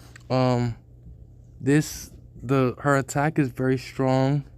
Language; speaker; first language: English; native; English